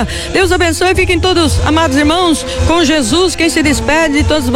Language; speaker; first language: Portuguese; native; Portuguese